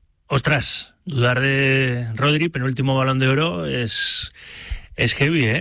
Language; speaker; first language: Spanish; native; Spanish